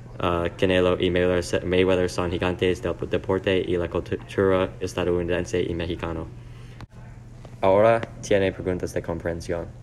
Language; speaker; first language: Spanish; non-native, learner; English